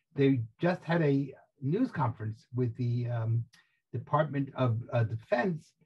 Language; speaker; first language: English; native; English